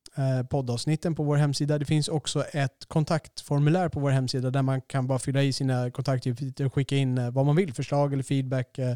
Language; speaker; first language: Swedish; native; Swedish